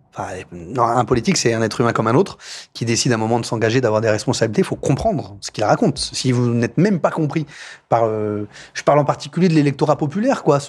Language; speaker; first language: French; native; French